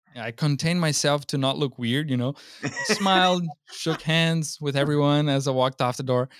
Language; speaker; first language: English; non-native, fluent; Portuguese